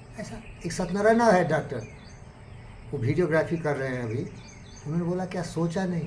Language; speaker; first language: Hindi; native; Hindi